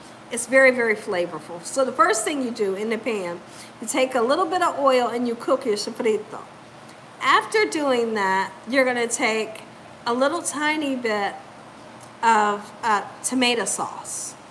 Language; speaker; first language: English; native; English